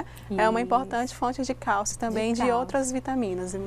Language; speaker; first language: Portuguese; native; Portuguese